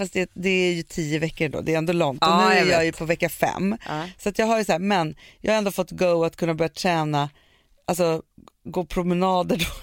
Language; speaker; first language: Swedish; native; Swedish